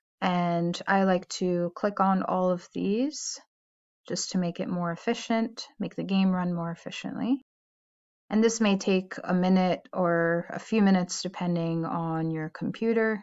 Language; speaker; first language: English; native; English